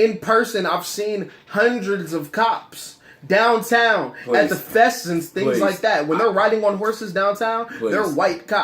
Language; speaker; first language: English; native; English